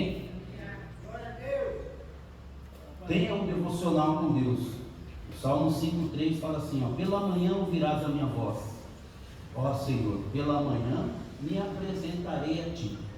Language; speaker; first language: Portuguese; native; Portuguese